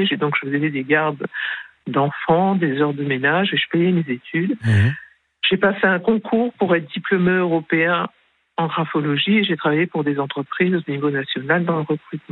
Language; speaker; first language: French; early bilingual, other home language; Spanish